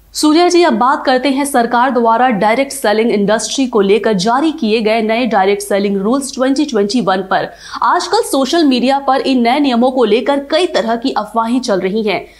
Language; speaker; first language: Hindi; native; Hindi